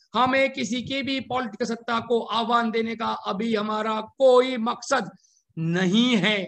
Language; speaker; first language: Hindi; non-native, local second language; Marathi